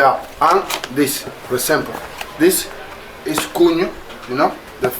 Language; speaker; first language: English; non-native, learner; Spanish